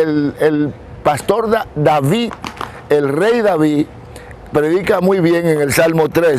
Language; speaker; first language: Spanish; native; Spanish